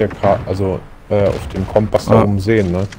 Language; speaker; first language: German; native; German